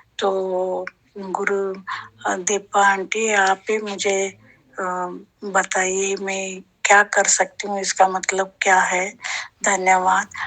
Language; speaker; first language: Hindi; non-native, local second language; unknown